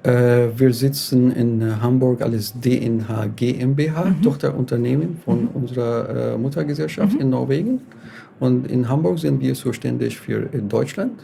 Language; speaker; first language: German; non-native, fluent; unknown